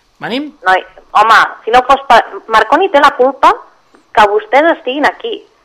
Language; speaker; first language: Catalan; native; Catalan